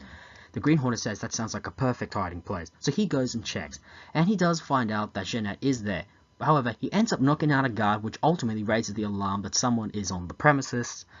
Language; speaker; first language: English; native; English